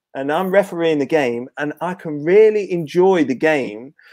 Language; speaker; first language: English; native; English